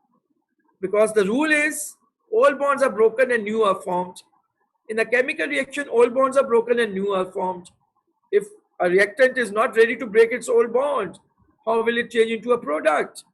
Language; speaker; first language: English; non-native, local second language; Urdu